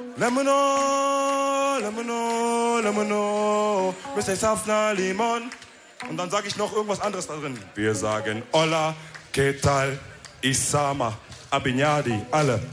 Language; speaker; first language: German; early bilingual, other home language; Wolof